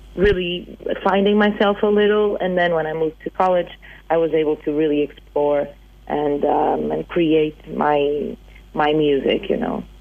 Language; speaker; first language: English; non-native, fluent; Portuguese